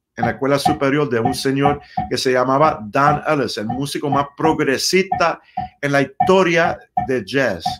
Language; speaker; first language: Spanish; early bilingual, heritage; Spanish